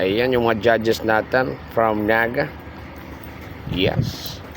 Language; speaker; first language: Filipino; non-native, local second language; Bikol